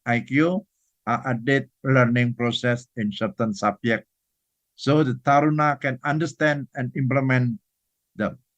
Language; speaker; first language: English; non-native, fluent; Indonesian